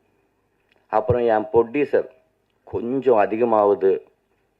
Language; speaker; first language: Tamil; non-native, learner; Telugu